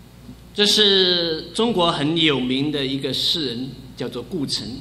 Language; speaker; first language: Chinese; native; Chinese